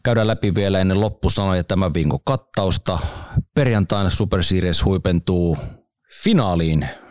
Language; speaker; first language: Finnish; native; Finnish